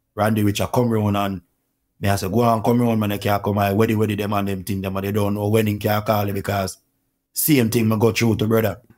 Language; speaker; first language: English; non-native, local second language; Jamaican Creole English